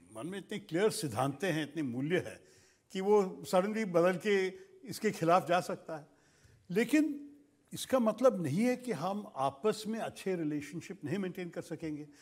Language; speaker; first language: Hindi; non-native, local second language; Malayalam